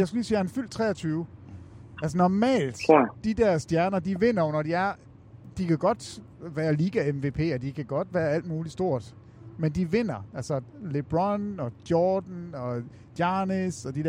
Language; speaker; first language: Danish; native; Danish